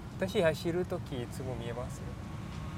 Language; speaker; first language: Japanese; non-native, learner; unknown